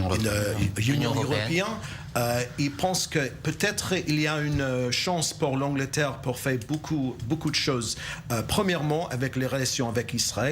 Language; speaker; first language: French; non-native, learner; English